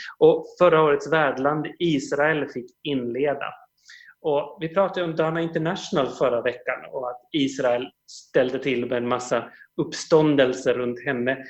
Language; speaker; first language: Swedish; native; Swedish